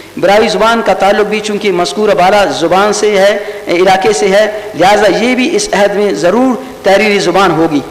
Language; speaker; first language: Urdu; non-native, local second language; Brahui